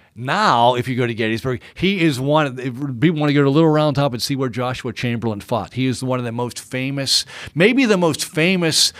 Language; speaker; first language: English; native; English